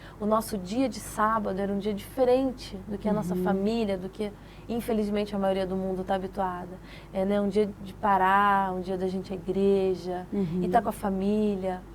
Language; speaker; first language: Portuguese; native; Portuguese